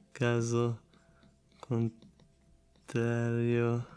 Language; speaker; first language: Portuguese; non-native, learner; German